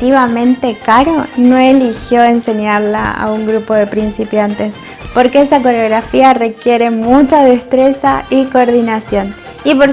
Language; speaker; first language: Spanish; native; Spanish